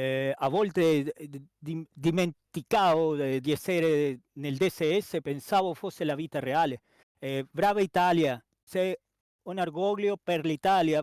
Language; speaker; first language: Italian; non-native, learner; Spanish